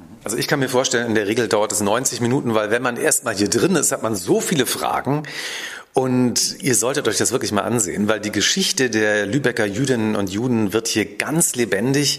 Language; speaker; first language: German; native; German